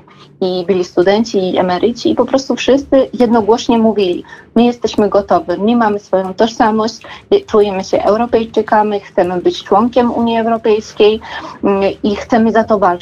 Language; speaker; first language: Polish; non-native, fluent; Georgian